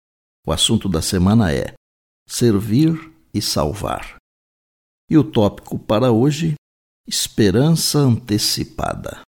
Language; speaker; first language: Portuguese; native; Portuguese